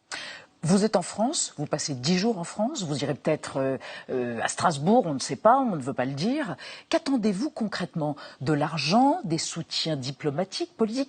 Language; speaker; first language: French; native; French